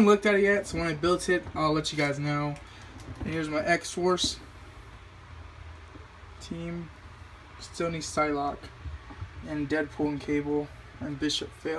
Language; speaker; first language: English; native; English